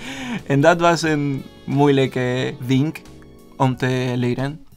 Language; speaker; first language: Dutch; non-native, learner; Spanish